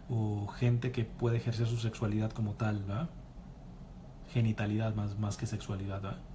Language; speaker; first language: Spanish; native; Spanish